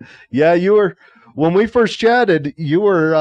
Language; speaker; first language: English; native; English